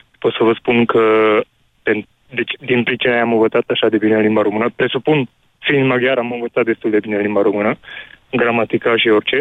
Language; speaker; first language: Romanian; non-native, local second language; Hungarian